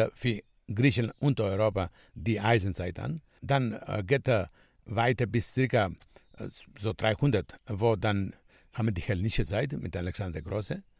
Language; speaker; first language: German; non-native, fluent; Greek